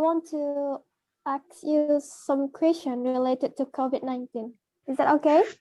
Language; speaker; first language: English; non-native, learner; Indonesian